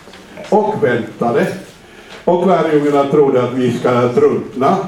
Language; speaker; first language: Swedish; non-native, fluent; Finnish